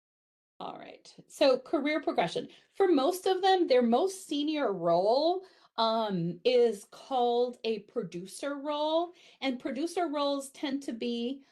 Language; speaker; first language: English; native; English